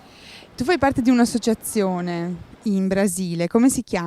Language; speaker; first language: Italian; native; Italian